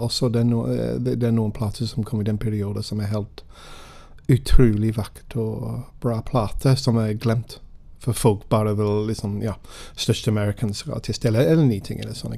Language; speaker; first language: Norwegian; non-native, fluent; English